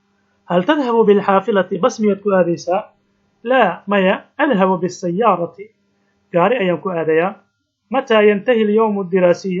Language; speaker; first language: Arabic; non-native, fluent; Somali